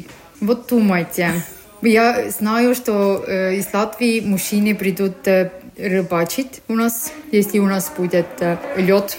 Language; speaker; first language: Russian; non-native, learner; Estonian